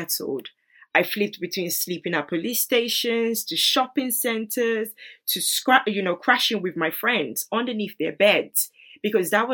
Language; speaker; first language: English; non-native, local second language; Yoruba